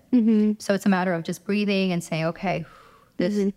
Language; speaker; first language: English; early bilingual, other home language; Romanian